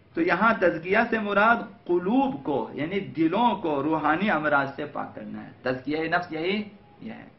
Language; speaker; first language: Urdu; non-native, local second language; Balti